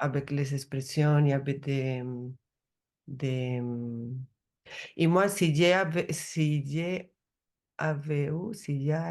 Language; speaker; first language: French; non-native, learner; Spanish